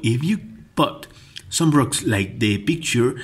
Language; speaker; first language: English; non-native, fluent; Spanish